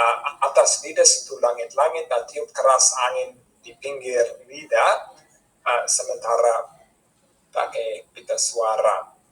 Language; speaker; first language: Indonesian; non-native, fluent; English